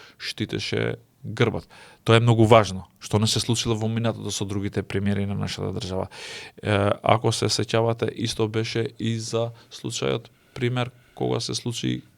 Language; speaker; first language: Macedonian; non-native, local second language; Albanian